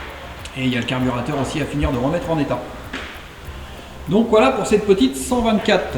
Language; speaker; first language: French; native; French